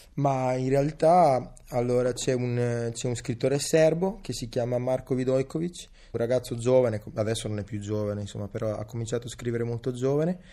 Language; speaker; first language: Italian; early bilingual, other home language; Serbian